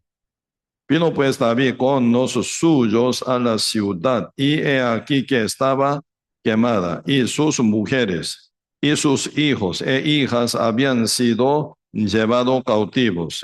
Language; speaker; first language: Spanish; non-native, fluent; Korean